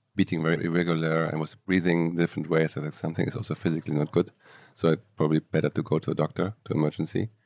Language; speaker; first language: English; non-native, fluent; German